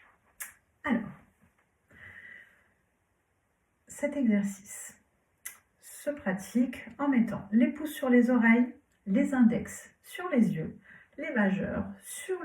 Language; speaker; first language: French; native; French